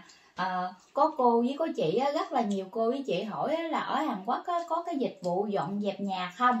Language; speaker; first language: Vietnamese; native; Vietnamese